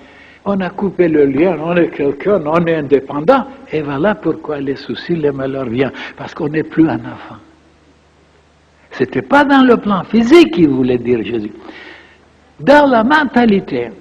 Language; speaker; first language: French; non-native, fluent; Bulgarian